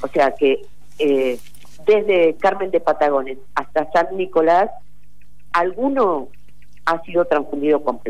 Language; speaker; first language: Spanish; native; Spanish